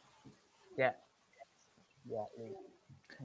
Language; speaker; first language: English; non-native, learner; Vietnamese